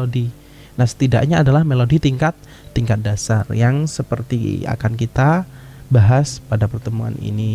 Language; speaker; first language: Indonesian; native; Indonesian